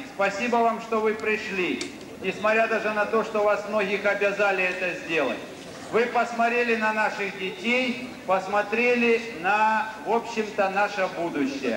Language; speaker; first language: Russian; native; Russian